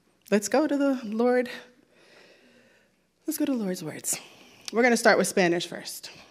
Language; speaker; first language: English; early bilingual, other home language; Spanish